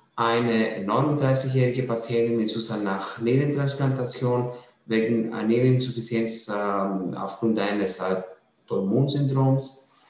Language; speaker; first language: German; non-native, fluent; Greek